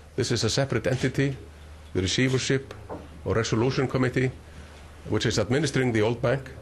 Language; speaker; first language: English; non-native, fluent; Icelandic